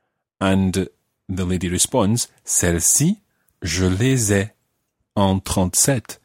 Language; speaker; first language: French; non-native, fluent; English